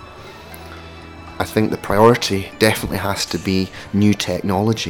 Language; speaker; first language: English; native; English